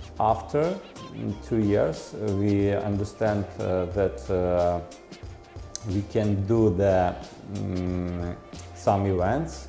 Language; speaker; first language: English; non-native, learner; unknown